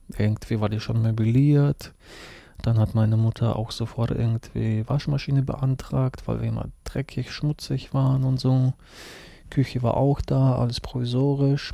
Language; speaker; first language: German; early bilingual, other home language; Russian